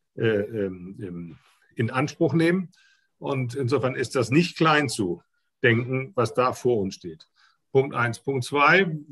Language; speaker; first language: German; native; German